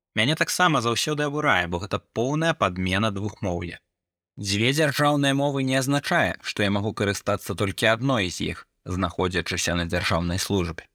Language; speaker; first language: Belarusian; native; Belarusian